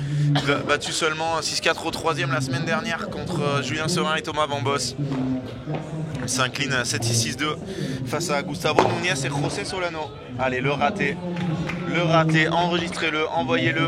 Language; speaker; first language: French; native; French